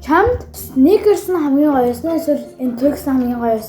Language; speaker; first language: Mongolian; early bilingual, heritage; Mongolian